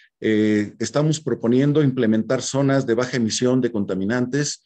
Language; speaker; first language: Spanish; native; Spanish